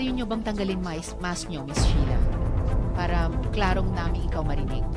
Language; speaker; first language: Filipino; native; Filipino